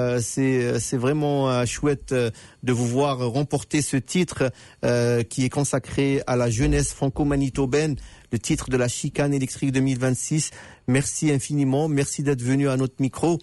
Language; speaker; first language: French; native; French